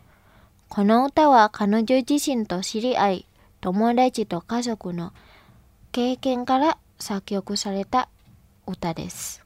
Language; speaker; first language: Japanese; non-native, fluent; Indonesian